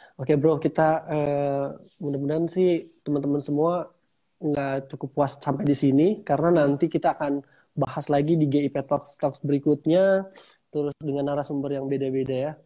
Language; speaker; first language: Indonesian; native; Indonesian